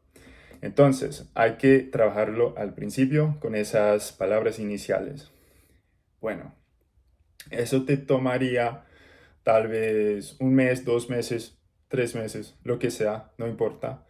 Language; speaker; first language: Spanish; non-native, learner; English